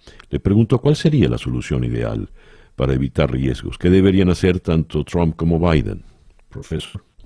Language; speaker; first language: Spanish; native; Spanish